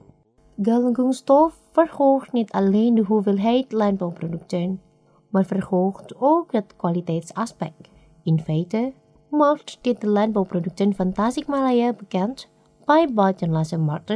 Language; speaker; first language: Dutch; non-native, learner; Indonesian